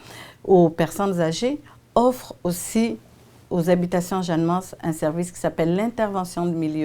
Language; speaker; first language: French; native; French